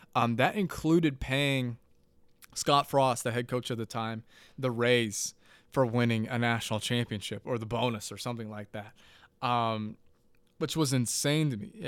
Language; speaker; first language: English; native; English